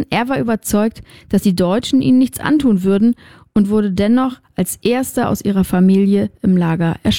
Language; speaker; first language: German; native; German